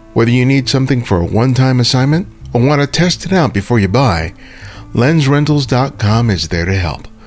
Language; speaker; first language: English; early bilingual, other home language; Spanish